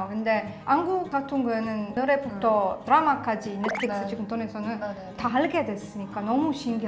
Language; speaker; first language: Korean; non-native, fluent; Italian